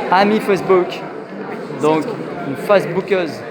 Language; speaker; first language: French; native; French